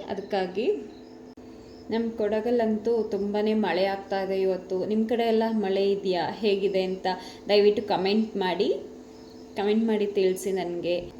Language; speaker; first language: Kannada; non-native, local second language; Kodava